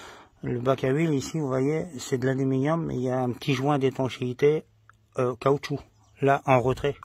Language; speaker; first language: French; native; French